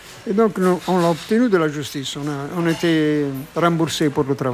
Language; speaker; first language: French; non-native, fluent; Italian